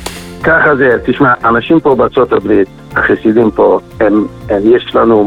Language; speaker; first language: Hebrew; non-native, fluent; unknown